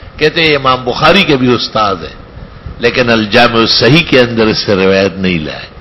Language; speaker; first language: Urdu; non-native, local second language; Pashto